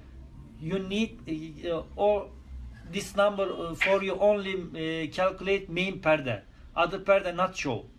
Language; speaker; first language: English; non-native, learner; Turkish